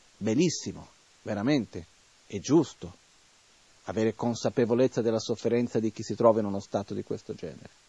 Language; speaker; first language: Italian; non-native, fluent; Portuguese